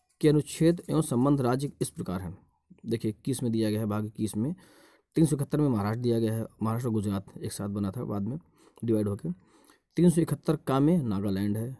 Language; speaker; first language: Hindi; native; Hindi